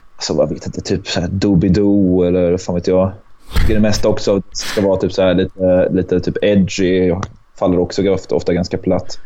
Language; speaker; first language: Swedish; native; Swedish